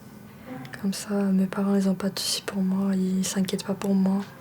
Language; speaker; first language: French; early bilingual, other home language; Georgian